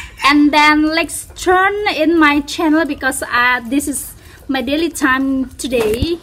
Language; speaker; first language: English; non-native, learner; Indonesian